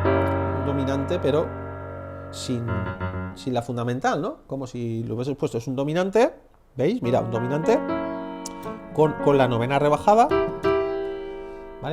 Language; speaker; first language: Spanish; native; Spanish